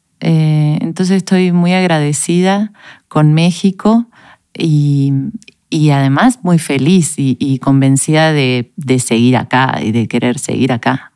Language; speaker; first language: Spanish; native; Spanish